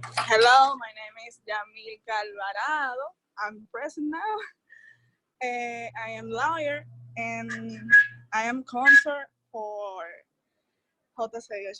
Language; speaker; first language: English; non-native, learner; Spanish